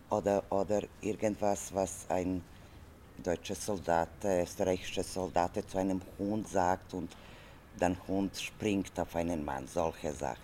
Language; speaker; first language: German; non-native, learner; Croatian